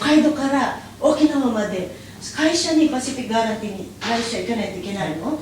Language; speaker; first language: Japanese; non-native, learner; Filipino